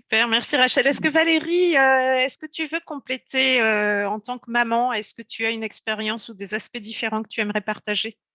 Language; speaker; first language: French; native; French